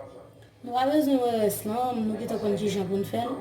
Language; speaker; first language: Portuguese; non-native, learner; Haitian Creole